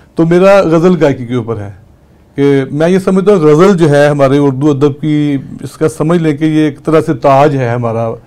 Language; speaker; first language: Urdu; non-native, local second language; Punjabi